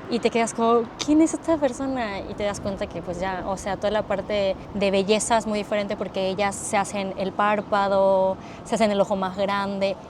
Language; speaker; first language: Spanish; native; Spanish